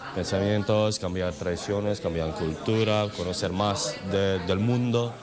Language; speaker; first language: Spanish; non-native, learner; Macedonian